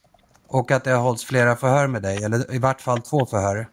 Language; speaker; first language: Swedish; native; Swedish